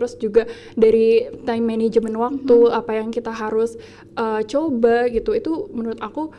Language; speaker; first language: Indonesian; native; Indonesian